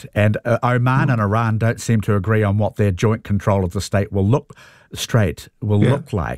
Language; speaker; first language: English; native; English